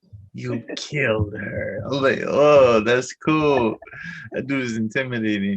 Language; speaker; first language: English; native; English